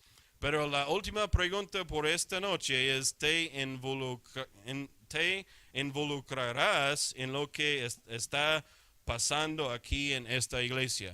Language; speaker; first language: Spanish; non-native, fluent; English